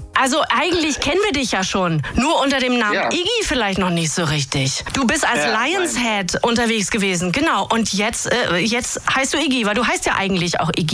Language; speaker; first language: German; native; German